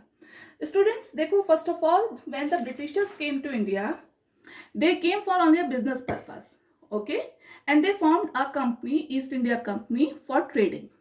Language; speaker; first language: English; non-native, local second language; Hindi